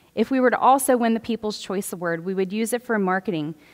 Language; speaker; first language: English; native; English